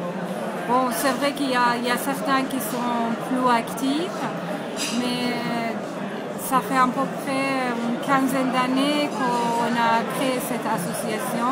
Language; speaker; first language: French; non-native, fluent; Persian